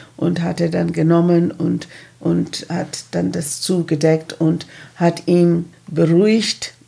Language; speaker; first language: German; non-native, fluent; English